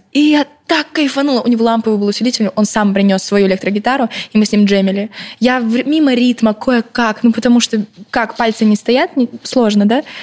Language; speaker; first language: Russian; early bilingual, other home language; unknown